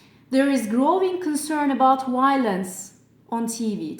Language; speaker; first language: English; non-native, fluent; Turkish